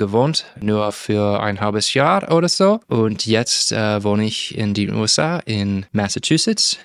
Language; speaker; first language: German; non-native, learner; English